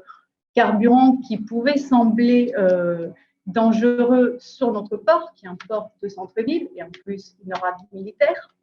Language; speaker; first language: French; native; French